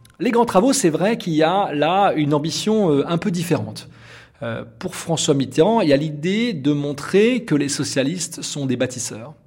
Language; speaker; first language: French; native; French